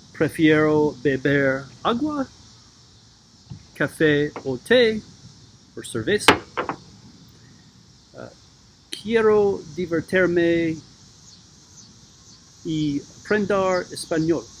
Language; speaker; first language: Spanish; non-native, learner; English